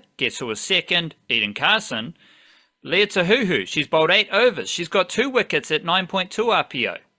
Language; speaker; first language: English; native; English